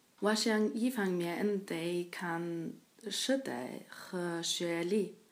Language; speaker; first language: Chinese; non-native, learner; German